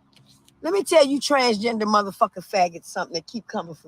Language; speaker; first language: English; native; English